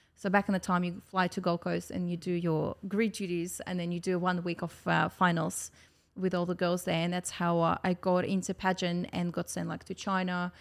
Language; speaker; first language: English; non-native, fluent; Russian